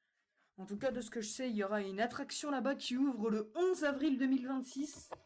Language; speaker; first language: French; native; French